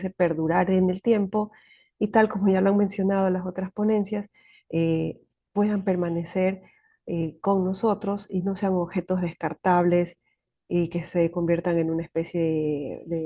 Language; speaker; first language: Spanish; native; Spanish